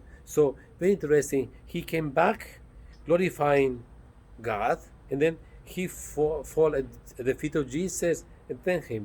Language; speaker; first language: English; non-native, fluent; Spanish